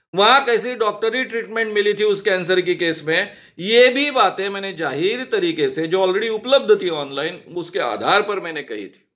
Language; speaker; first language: Hindi; non-native, local second language; Marathi